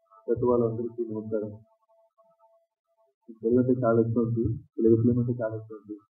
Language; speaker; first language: Telugu; non-native, learner; Tamil